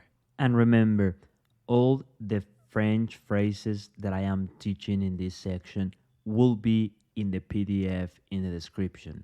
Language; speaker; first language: English; non-native, fluent; Spanish